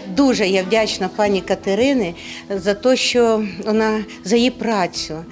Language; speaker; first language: Ukrainian; non-native, local second language; Russian